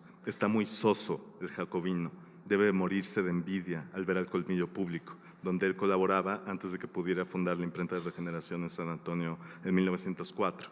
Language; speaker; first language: Spanish; native; Spanish